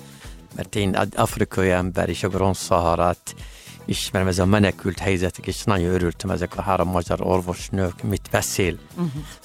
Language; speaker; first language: Hungarian; non-native, learner; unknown